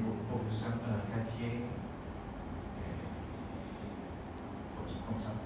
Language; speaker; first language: French; non-native, learner; Korean